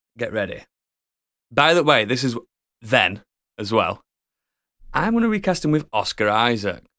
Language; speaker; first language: English; native; English